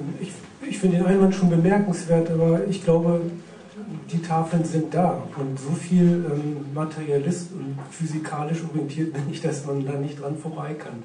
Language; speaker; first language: German; native; German